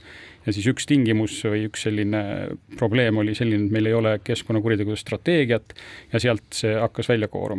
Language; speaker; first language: Estonian; native; Estonian